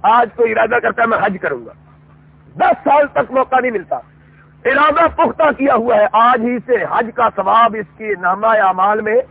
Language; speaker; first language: Urdu; non-native, local second language; Punjabi